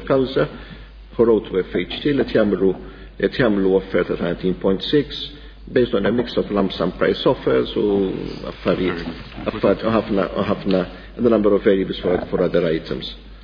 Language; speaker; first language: English; non-native, local second language; Maltese